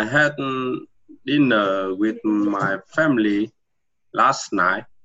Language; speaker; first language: English; non-native, learner; Vietnamese